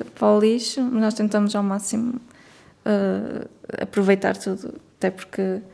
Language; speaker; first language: Portuguese; native; Portuguese